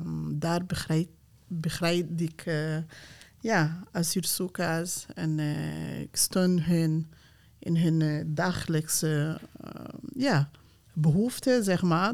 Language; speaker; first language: Dutch; non-native, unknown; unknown